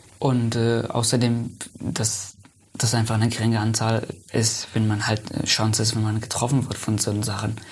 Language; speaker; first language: German; non-native, fluent; Persian